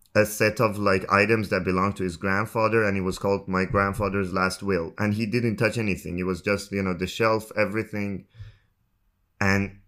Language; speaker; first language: English; non-native, fluent; Persian